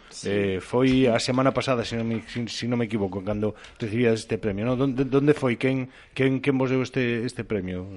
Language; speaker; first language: Galician; non-native, local second language; Spanish